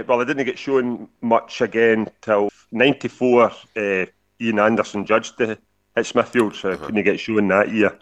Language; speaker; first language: English; native; English